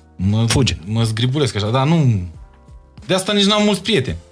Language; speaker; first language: Romanian; native; Romanian